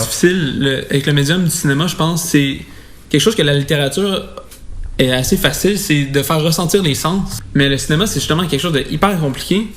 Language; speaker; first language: French; native; French